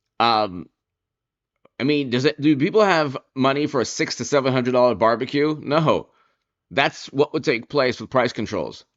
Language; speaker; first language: English; native; English